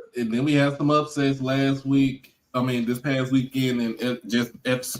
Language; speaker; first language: English; native; English